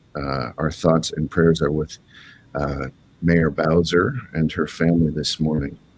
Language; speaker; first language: English; native; English